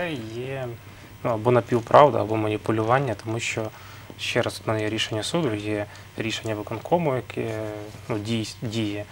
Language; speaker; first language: Ukrainian; native; Ukrainian